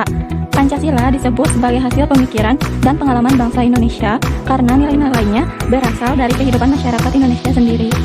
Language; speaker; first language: Indonesian; native; Indonesian